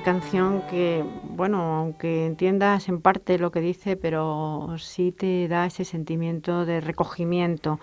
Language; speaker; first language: Spanish; native; Spanish